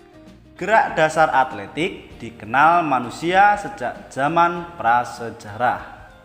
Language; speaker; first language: Indonesian; native; Indonesian